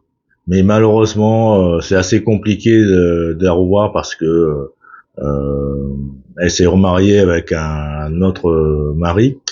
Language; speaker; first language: French; early bilingual, other home language; Korean